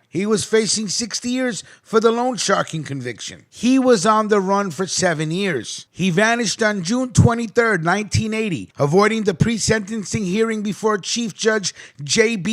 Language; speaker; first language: English; native; English